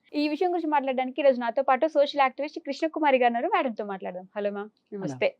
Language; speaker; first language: Telugu; native; Telugu